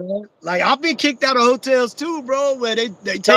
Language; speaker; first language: English; native; English